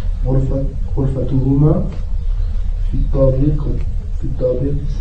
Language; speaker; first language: Arabic; non-native, learner; French